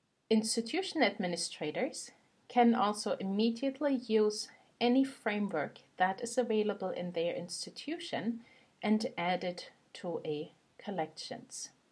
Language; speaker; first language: English; non-native, fluent; German